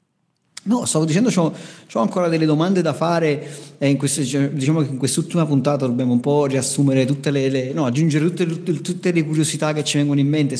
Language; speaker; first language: Italian; native; Italian